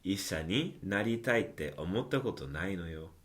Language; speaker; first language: Japanese; non-native, fluent; English